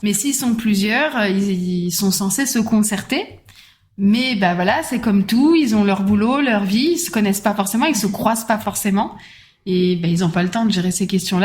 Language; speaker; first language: French; native; French